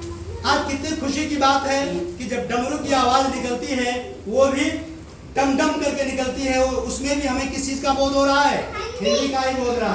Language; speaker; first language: Hindi; native; Hindi